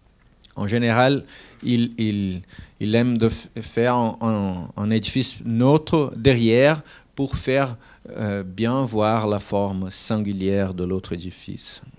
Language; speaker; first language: French; non-native, fluent; Portuguese